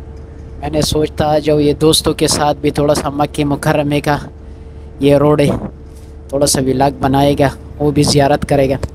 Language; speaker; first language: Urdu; non-native, local second language; Pashto